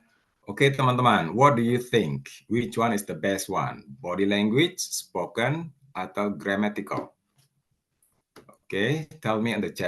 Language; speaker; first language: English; non-native, fluent; Indonesian